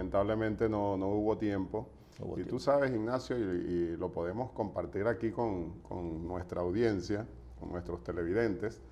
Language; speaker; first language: Spanish; native; Spanish